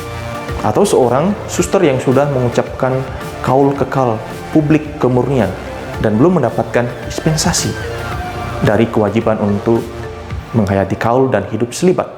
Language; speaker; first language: Indonesian; native; Indonesian